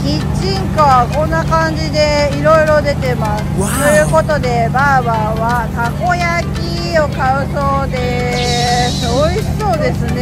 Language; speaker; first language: Japanese; native; Japanese